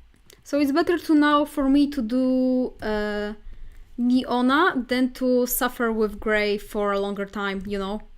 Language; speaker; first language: English; non-native, fluent; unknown